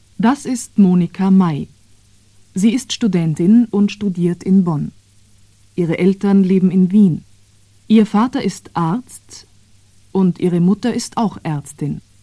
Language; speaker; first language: German; native; German